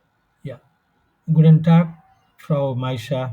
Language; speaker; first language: German; non-native, fluent; Bangla